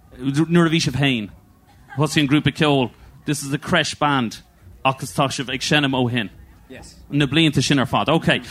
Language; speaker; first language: Irish; non-native, local second language; English